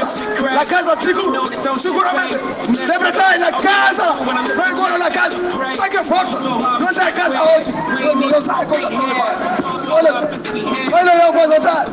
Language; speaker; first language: Italian; non-native, learner; English